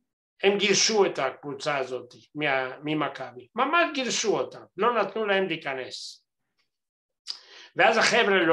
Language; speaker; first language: Hebrew; non-native, fluent; Spanish